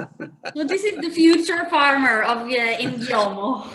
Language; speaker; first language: English; non-native, fluent; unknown